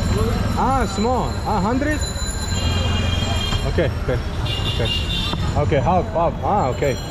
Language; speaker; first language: English; non-native, fluent; Azerbaijani